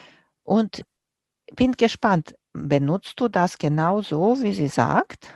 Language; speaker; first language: German; non-native, fluent; Romanian